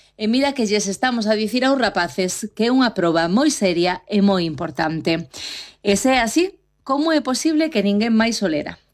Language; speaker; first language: Galician; native; Galician